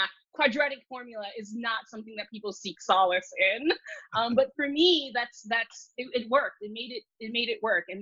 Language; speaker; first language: English; early bilingual, other home language; Cantonese